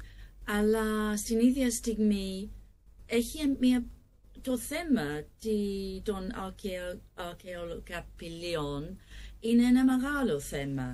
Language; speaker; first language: Greek; non-native, learner; English